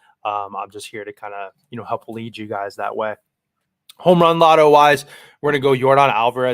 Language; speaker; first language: English; native; English